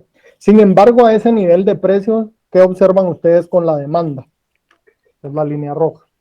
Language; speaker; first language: Spanish; native; Spanish